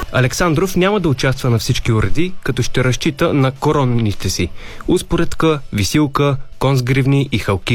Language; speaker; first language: Bulgarian; native; Bulgarian